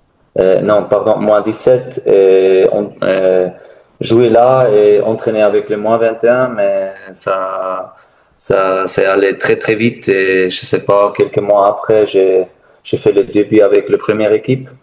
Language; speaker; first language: French; non-native, learner; German